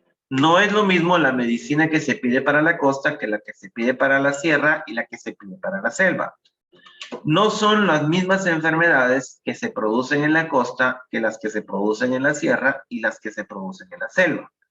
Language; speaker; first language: Spanish; native; Spanish